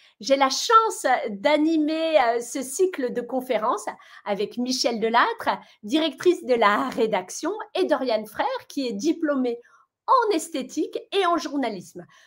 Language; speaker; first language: French; native; French